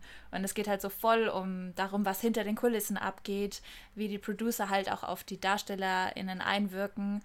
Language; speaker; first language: German; native; German